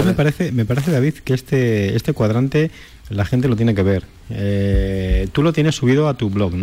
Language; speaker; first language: Spanish; native; Spanish